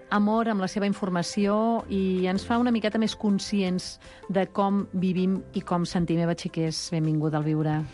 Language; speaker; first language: Catalan; native; Catalan